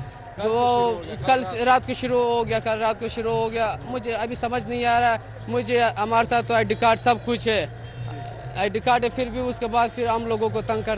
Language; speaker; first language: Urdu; non-native, learner; Pashto